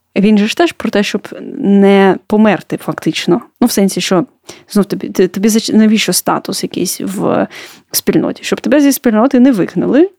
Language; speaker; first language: Ukrainian; non-native, local second language; Russian